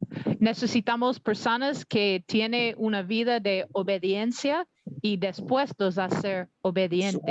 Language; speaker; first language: Spanish; non-native, learner; English